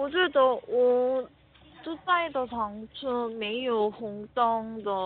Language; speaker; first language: Chinese; non-native, learner; Korean